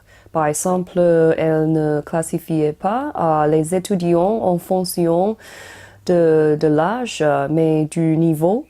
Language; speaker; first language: French; non-native, learner; Chinese